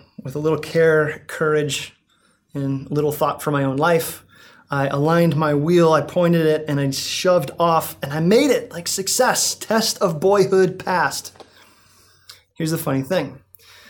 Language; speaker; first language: English; native; English